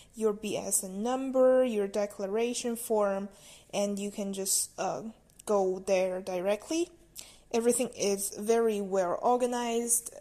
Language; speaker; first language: English; non-native, fluent; Chinese